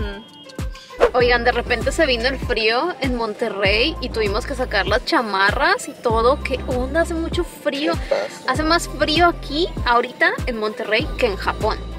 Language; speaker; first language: Spanish; native; Spanish